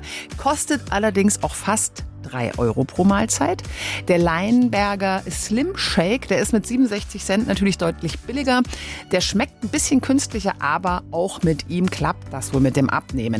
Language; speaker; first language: German; native; German